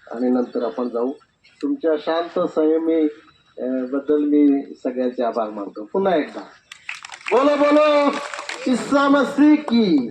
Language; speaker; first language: Marathi; non-native, local second language; Bhili